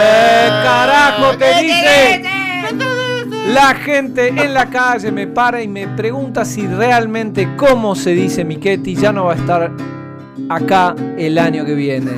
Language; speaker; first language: Spanish; native; Spanish